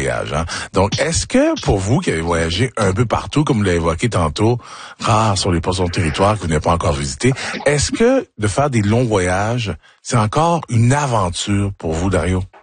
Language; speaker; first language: French; native; French